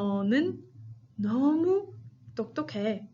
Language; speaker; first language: Korean; non-native, fluent; English